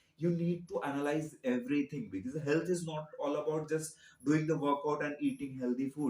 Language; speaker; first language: English; non-native, local second language; Hindi